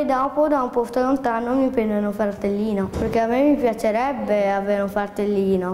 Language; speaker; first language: Italian; early bilingual, other home language; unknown